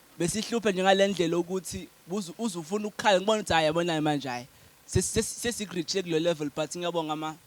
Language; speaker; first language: Zulu; non-native, local second language; Xhosa